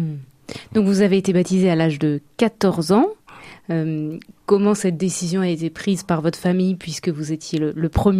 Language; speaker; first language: French; native; French